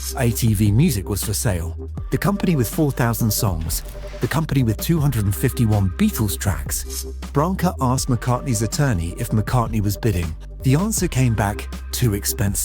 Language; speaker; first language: English; native; English